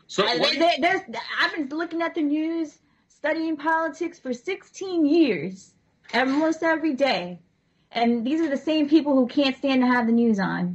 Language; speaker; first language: English; native; English